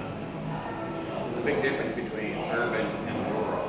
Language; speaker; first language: English; native; English